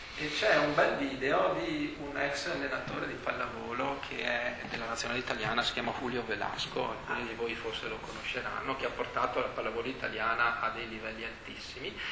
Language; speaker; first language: Italian; native; Italian